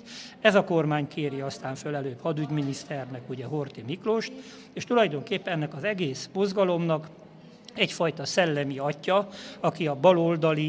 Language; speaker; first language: Hungarian; native; Hungarian